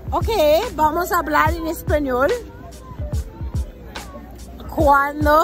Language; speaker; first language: Spanish; non-native, learner; English